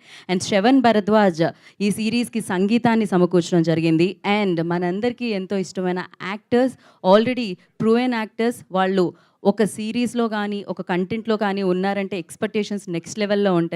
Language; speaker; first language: Telugu; native; Telugu